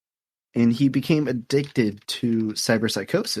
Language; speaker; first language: English; native; English